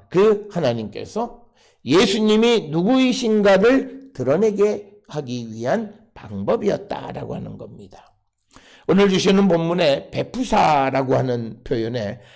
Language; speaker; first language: Korean; native; Korean